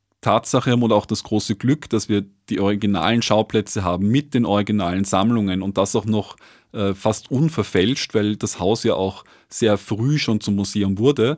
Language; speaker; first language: German; native; German